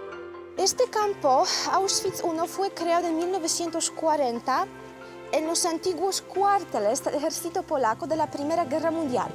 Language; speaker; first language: Spanish; non-native, fluent; Polish